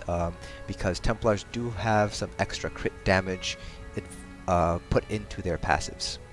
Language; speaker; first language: English; native; English